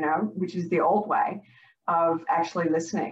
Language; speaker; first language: English; native; English